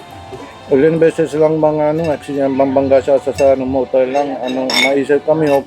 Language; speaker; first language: Filipino; non-native, learner; Punjabi